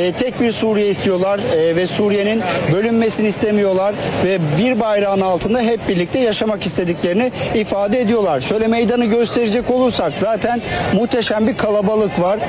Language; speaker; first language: Turkish; native; Turkish